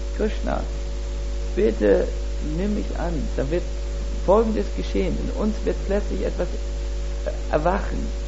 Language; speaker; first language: German; native; German